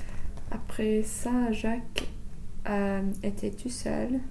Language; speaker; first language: French; non-native, learner; English